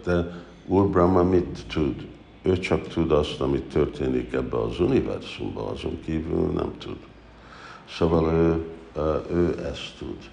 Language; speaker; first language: Hungarian; early bilingual, heritage; Hungarian